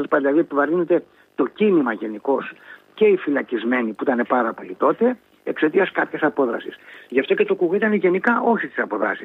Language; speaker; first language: Greek; native; Greek